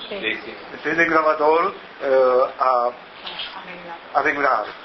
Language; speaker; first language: Spanish; non-native, learner; Japanese